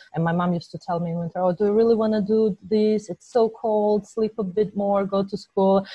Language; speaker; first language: English; non-native, fluent; Georgian